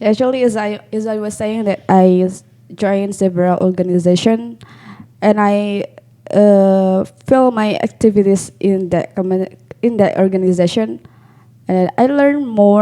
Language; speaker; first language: English; non-native, learner; Indonesian